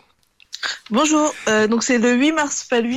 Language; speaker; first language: French; native; French